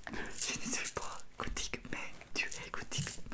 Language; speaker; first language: French; non-native, learner; Russian